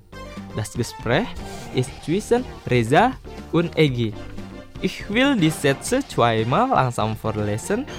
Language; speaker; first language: German; non-native, fluent; Indonesian